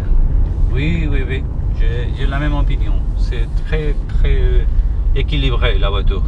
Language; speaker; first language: French; non-native, learner; Spanish